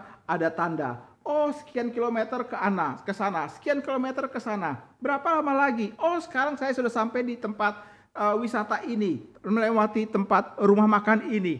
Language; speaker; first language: Indonesian; native; Indonesian